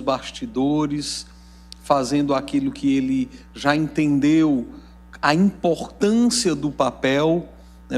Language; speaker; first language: Portuguese; native; Portuguese